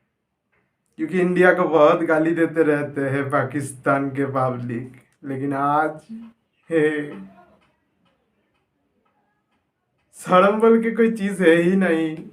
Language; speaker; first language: Hindi; non-native, local second language; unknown